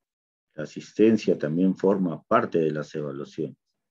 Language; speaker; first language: Spanish; native; Spanish